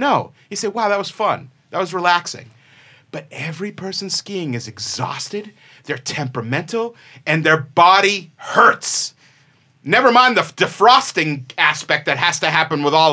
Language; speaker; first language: English; native; English